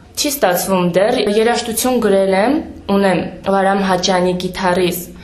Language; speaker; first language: Armenian; native; Armenian